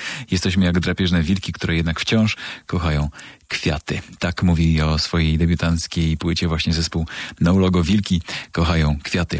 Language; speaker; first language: Polish; native; Polish